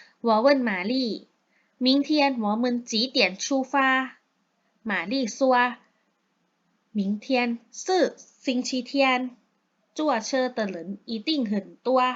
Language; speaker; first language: Chinese; non-native, learner; Thai